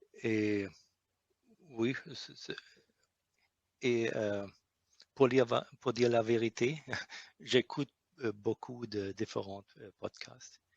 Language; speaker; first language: French; non-native, learner; German